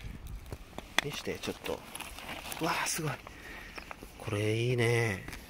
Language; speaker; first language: Japanese; native; Japanese